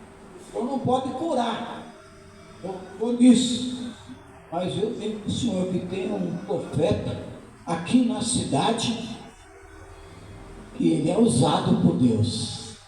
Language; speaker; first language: Portuguese; native; Portuguese